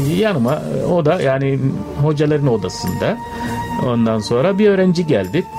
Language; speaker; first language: Turkish; non-native, fluent; Arabic